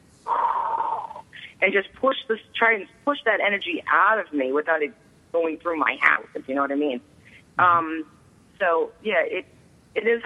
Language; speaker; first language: English; native; English